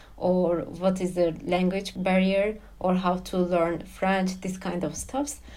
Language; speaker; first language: English; non-native, fluent; Turkish